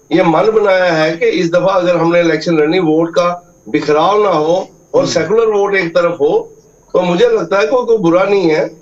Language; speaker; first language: Hindi; native; Hindi